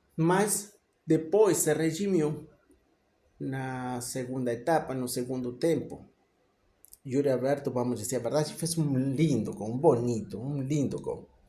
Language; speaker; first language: Portuguese; non-native, fluent; Spanish